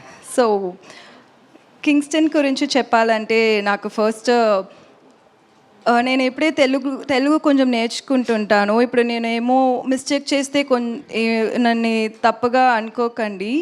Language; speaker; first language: Telugu; non-native, learner; Tamil